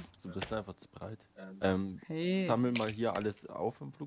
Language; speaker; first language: German; native; German